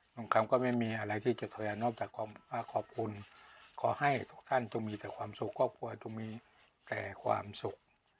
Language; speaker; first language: Thai; native; Thai